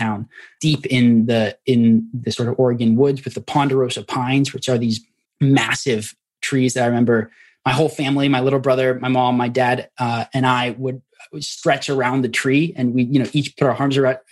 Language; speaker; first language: English; native; English